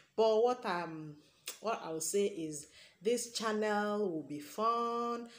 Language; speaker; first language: English; non-native, local second language; Igbo